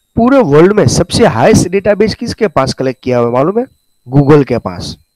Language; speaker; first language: Hindi; native; Hindi